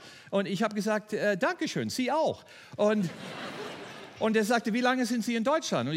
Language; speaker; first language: German; non-native, fluent; English